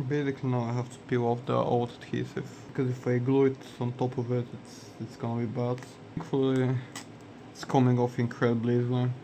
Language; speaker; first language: English; non-native, fluent; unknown